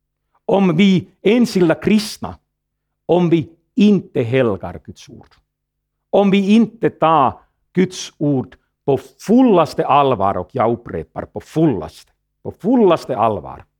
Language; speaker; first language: Swedish; non-native, fluent; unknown